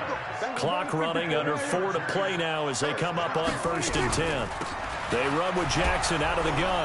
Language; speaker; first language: English; native; English